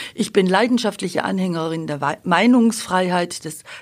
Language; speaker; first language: German; native; German